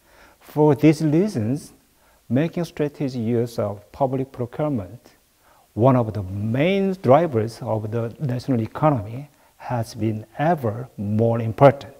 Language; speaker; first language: English; non-native, fluent; Korean